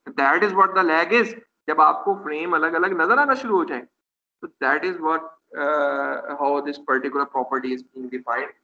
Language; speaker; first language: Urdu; non-native, local second language; Punjabi